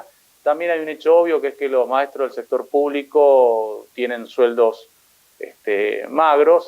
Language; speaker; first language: Spanish; native; Spanish